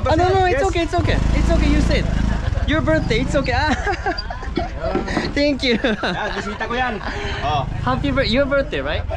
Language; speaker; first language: English; non-native, learner; Japanese